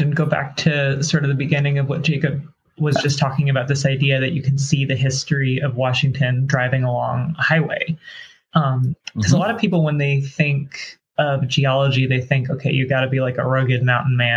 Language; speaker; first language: English; native; English